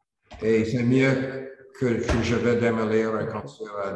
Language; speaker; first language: French; non-native, learner; English